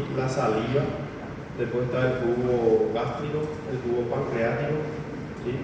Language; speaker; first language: Spanish; native; Spanish